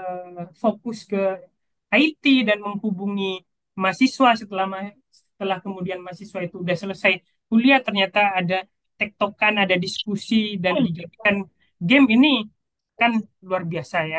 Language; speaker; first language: Indonesian; native; Indonesian